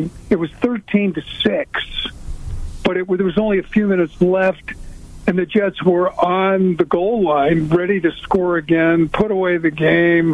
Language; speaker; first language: English; native; English